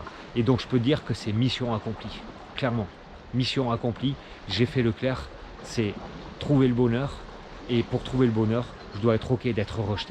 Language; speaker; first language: French; native; French